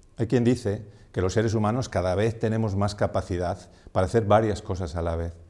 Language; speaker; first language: Spanish; non-native, local second language; Catalan